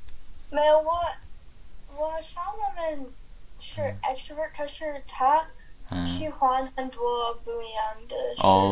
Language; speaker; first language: Chinese; non-native, learner; English